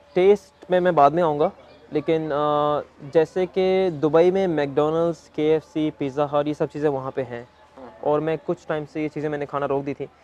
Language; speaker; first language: Urdu; native; Urdu